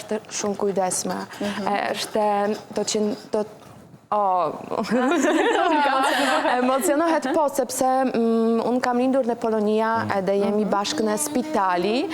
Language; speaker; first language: Albanian; non-native, learner; Polish